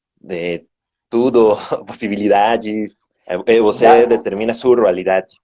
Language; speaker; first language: Portuguese; non-native, learner; Spanish